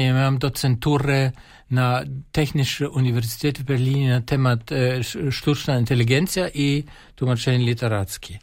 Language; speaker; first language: Polish; non-native, fluent; German